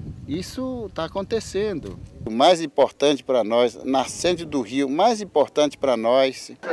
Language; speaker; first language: Portuguese; non-native, local second language; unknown